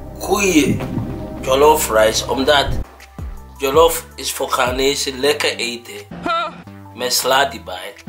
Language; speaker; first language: Dutch; non-native, learner; Akan